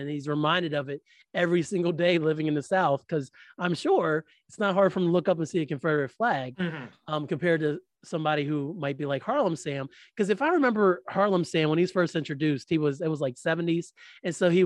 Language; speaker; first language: English; native; English